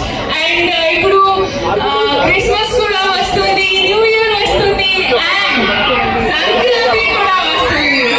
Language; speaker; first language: Telugu; non-native, learner; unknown